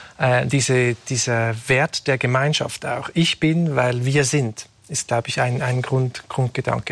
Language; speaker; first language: German; native; German